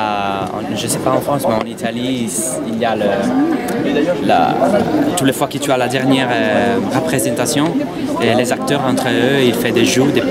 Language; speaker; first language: French; non-native, fluent; Italian